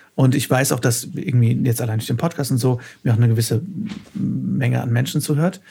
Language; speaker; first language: German; native; German